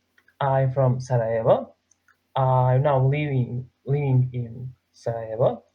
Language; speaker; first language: English; non-native, learner; Serbian